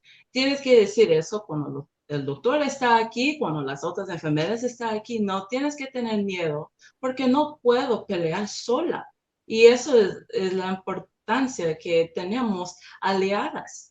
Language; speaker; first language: Spanish; non-native, learner; English